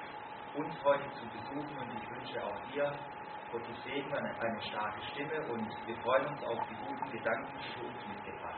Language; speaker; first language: German; native; German